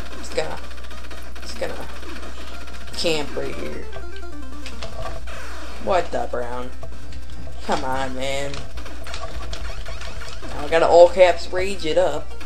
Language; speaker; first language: English; native; English